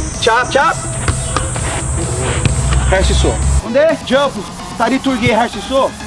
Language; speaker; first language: Korean; non-native, learner; Portuguese